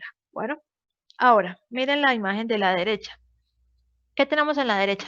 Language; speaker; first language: Spanish; native; Spanish